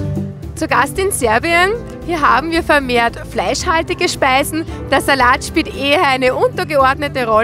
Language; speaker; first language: German; native; German